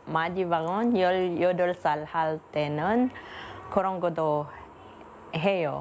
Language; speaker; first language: Korean; non-native, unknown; Filipino